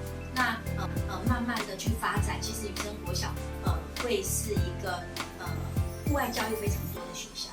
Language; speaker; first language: Chinese; non-native, local second language; Min Nan Chinese